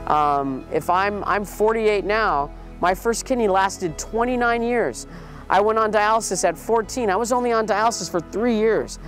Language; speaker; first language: English; native; English